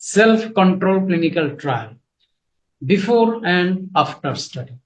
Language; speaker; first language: English; non-native, local second language; Bangla